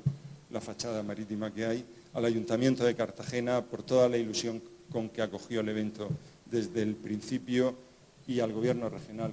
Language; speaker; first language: Spanish; native; Spanish